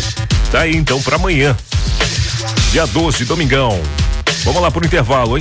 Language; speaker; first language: Portuguese; native; Portuguese